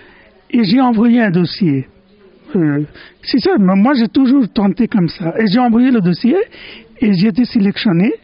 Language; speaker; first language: French; non-native, fluent; Bangla